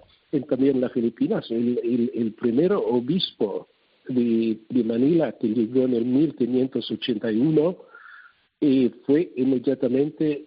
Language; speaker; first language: Spanish; non-native, fluent; Cebuano